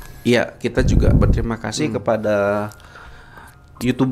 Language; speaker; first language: Indonesian; native; Indonesian